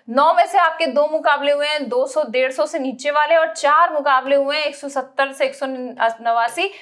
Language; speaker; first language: Hindi; native; Hindi